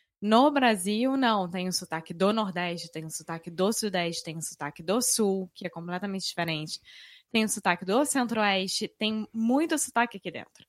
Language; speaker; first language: Portuguese; native; Portuguese